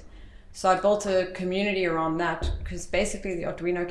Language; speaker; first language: English; native; English